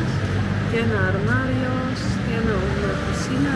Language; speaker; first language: Spanish; non-native, fluent; Dutch